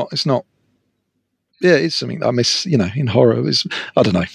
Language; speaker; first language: English; native; English